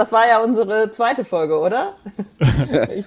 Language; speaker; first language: German; native; German